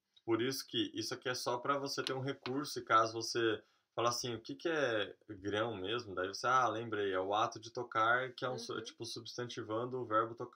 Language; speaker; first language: Portuguese; native; Portuguese